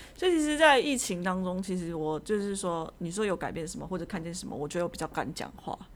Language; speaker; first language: Chinese; native; Chinese